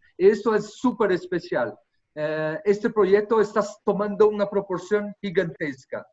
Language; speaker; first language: Spanish; non-native, fluent; Portuguese